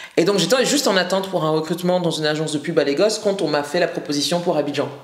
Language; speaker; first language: French; native; French